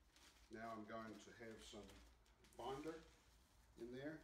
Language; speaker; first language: English; native; English